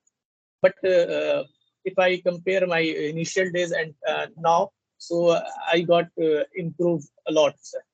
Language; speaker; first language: English; non-native, learner; Hindi